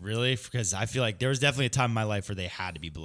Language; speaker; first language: English; native; English